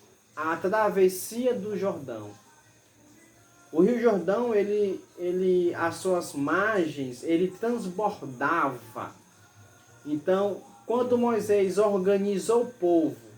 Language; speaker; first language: Portuguese; native; Portuguese